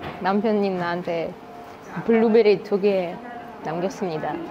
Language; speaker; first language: Korean; non-native, learner; Russian